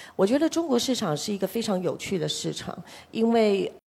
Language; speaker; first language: Chinese; native; Chinese